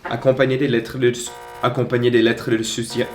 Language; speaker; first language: French; non-native, fluent; English